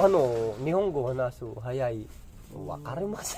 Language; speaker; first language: Japanese; non-native, learner; Filipino